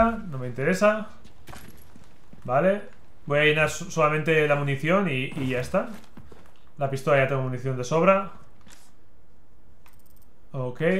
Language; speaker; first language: Spanish; native; Spanish